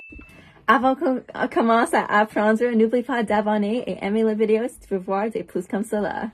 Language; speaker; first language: French; non-native, learner; English